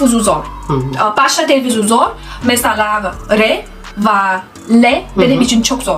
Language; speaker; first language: Turkish; non-native, learner; Chinese